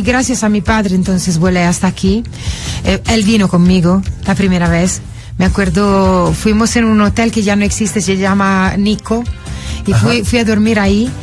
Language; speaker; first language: Spanish; non-native, fluent; Italian